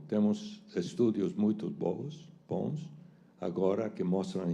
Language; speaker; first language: Portuguese; non-native, fluent; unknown